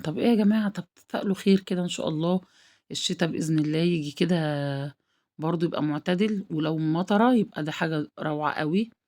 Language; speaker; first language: Arabic; native; Arabic